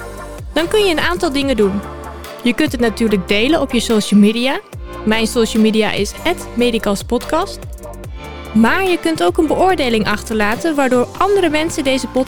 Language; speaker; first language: Dutch; native; Dutch